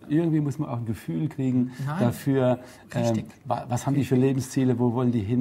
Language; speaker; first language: German; native; German